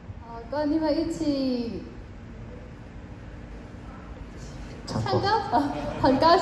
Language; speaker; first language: Chinese; non-native, learner; Korean